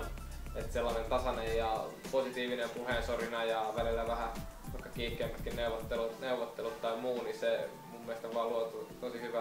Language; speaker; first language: Finnish; native; Finnish